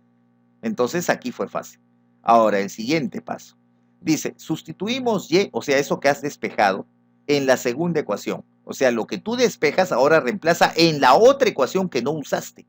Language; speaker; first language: Spanish; native; Spanish